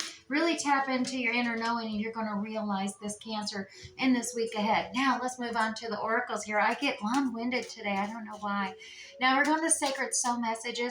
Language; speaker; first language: English; native; English